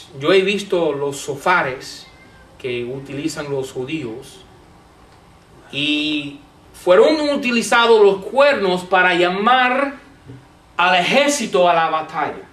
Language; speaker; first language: Spanish; non-native, fluent; English